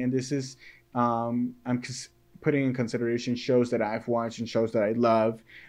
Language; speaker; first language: English; early bilingual, other home language; Spanish